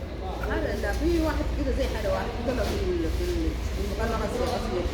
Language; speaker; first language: Arabic; native; Arabic